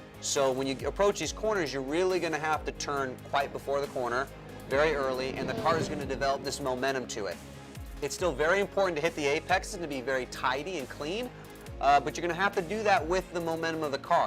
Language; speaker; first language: English; native; English